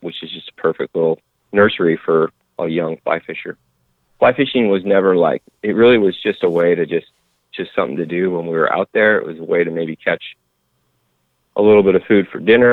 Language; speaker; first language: English; native; English